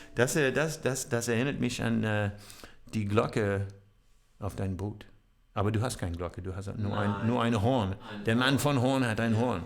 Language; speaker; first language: German; non-native, learner; English